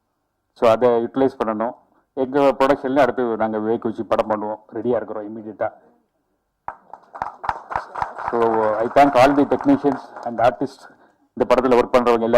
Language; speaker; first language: Tamil; non-native, fluent; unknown